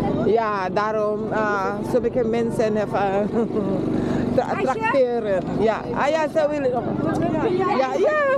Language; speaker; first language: Dutch; non-native, learner; Filipino